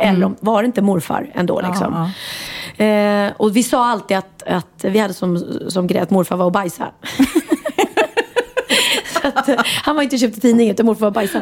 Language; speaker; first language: Swedish; native; Swedish